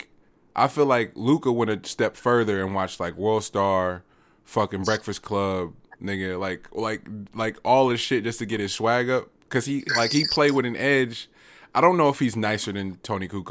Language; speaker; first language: English; native; English